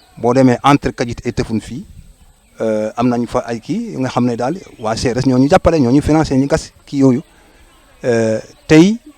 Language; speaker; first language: Wolof; non-native, local second language; Jola-Fonyi